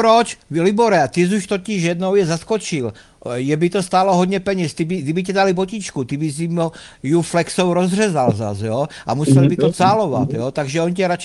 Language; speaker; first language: Czech; native; Czech